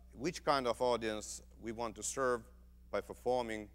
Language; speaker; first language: English; non-native, fluent; Finnish